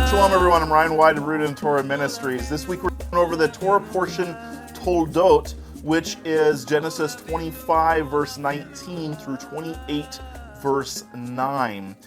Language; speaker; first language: English; native; English